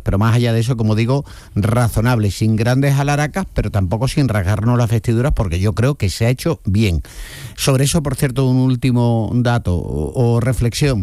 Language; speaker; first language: Spanish; native; Spanish